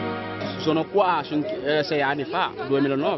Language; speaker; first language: Italian; non-native, learner; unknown